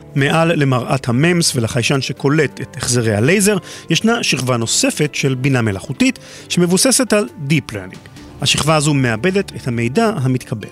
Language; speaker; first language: Hebrew; native; Hebrew